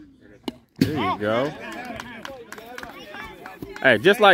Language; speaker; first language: English; native; English